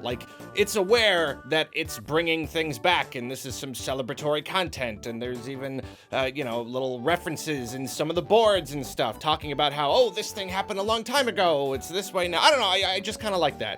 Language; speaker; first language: English; native; English